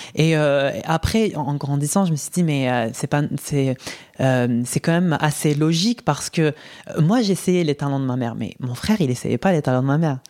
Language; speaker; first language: French; non-native, local second language; Arabic